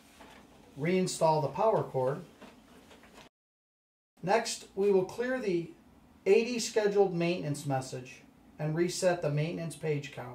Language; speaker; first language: English; native; English